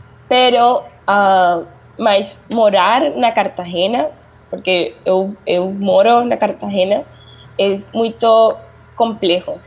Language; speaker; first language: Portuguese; non-native, learner; Spanish